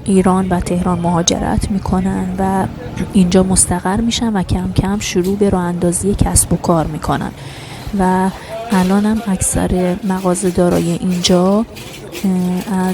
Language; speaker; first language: Persian; native; Persian